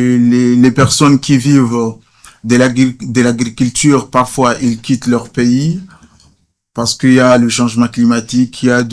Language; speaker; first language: French; non-native, fluent; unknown